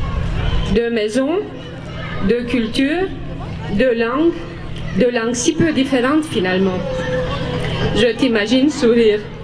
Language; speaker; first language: French; non-native, fluent; Romanian